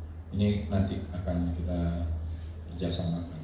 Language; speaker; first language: Indonesian; native; Indonesian